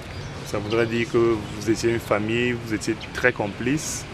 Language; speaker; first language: French; native; French